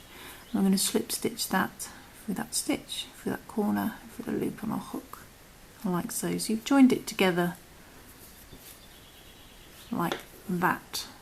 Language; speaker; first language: English; native; English